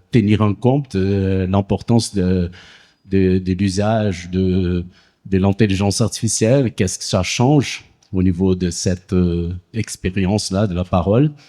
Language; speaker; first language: French; non-native, fluent; Portuguese